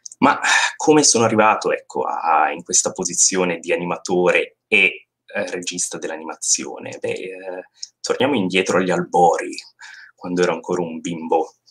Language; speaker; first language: Italian; native; Italian